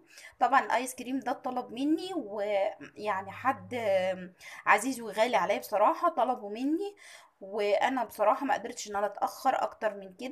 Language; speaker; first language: Arabic; native; Arabic